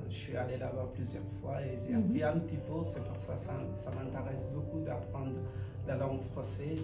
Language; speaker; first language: French; non-native, fluent; Bangla